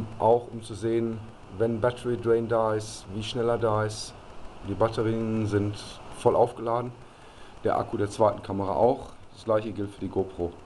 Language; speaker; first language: German; native; German